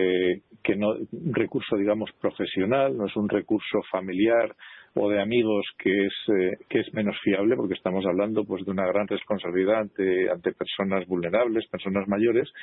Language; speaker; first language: Spanish; native; Spanish